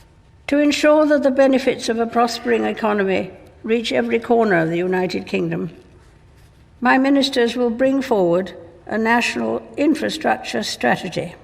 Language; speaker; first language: English; native; English